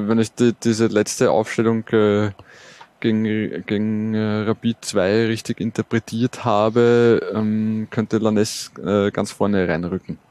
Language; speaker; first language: German; native; German